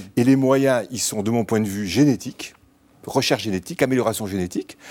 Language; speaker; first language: French; native; French